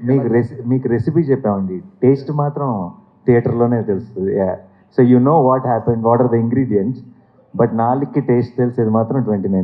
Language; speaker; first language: Telugu; native; Telugu